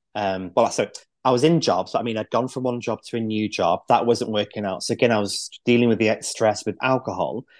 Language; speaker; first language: English; native; English